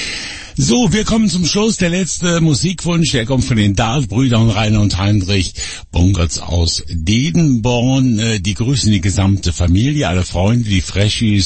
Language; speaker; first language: German; native; German